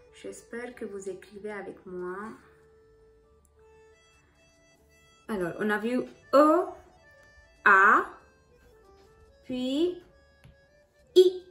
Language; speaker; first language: French; non-native, learner; Hindi